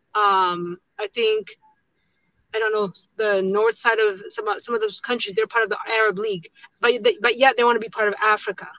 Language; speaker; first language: English; non-native, fluent; Tigrinya